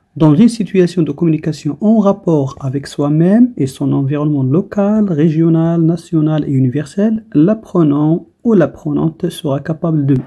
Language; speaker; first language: French; non-native, local second language; Arabic